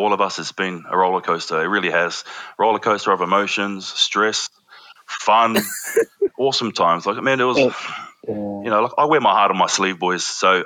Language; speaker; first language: English; native; English